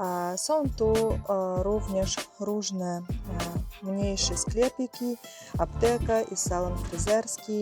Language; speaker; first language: Polish; non-native, learner; Russian